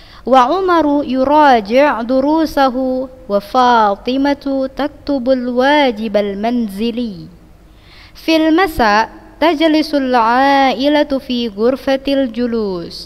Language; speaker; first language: Arabic; non-native, fluent; Indonesian